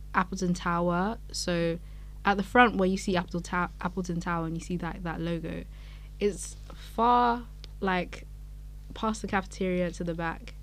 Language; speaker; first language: English; non-native, local second language; Yoruba